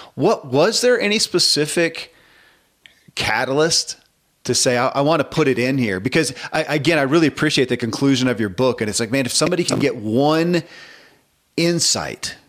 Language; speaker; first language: English; native; English